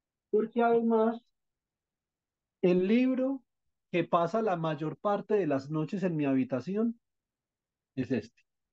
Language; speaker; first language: Spanish; native; Spanish